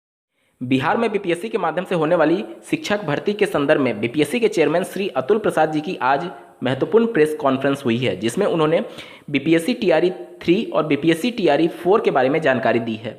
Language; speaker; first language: Hindi; native; Hindi